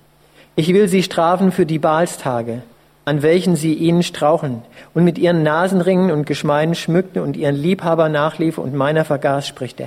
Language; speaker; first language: German; native; German